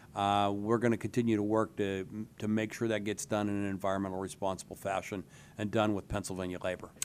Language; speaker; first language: English; native; English